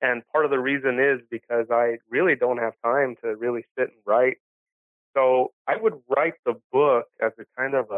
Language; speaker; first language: English; early bilingual, other home language; Spanish